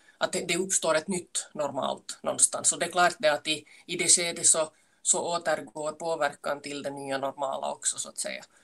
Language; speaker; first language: Swedish; native; Swedish